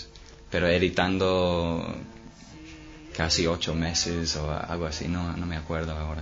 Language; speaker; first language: Spanish; non-native, fluent; English